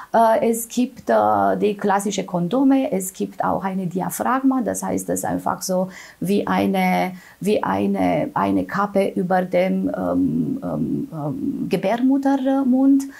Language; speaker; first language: German; non-native, fluent; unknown